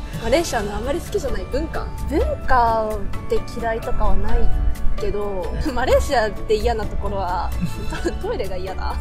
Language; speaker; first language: Japanese; native; Japanese